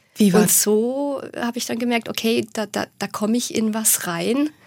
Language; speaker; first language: German; native; German